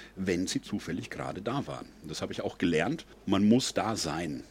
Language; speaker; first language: German; native; German